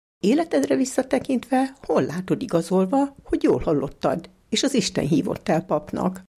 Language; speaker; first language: Hungarian; native; Hungarian